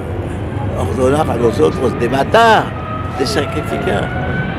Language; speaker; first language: Spanish; non-native, fluent; French